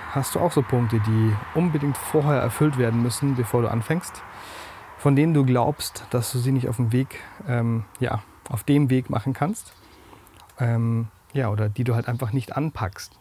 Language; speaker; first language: German; native; German